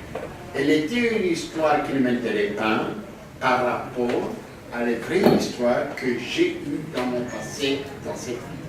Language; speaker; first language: French; non-native, fluent; Greek